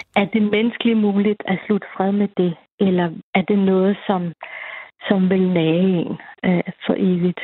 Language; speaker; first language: Danish; native; Danish